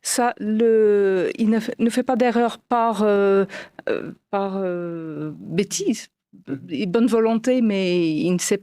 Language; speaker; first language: French; non-native, fluent; English